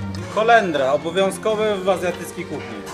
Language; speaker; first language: Polish; non-native, fluent; Chinese